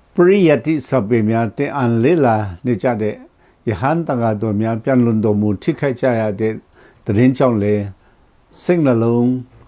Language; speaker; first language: Burmese; non-native, local second language; Kachin